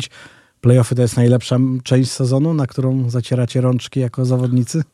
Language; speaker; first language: Polish; native; Polish